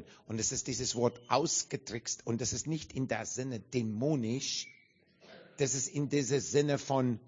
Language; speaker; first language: German; non-native, learner; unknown